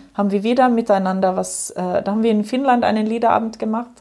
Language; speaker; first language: German; non-native, fluent; Finnish